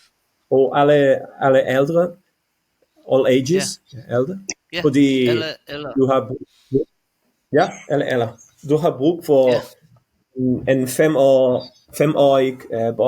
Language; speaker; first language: Danish; non-native, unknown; Catalan